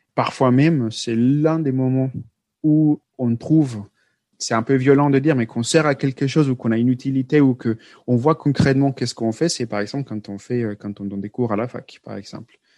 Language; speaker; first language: French; non-native, fluent; Spanish